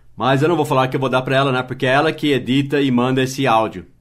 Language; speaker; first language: Portuguese; non-native, fluent; English